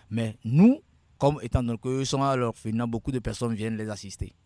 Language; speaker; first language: French; non-native, local second language; Ewe